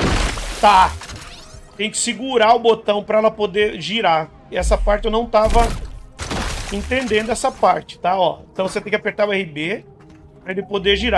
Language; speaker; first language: Portuguese; native; Portuguese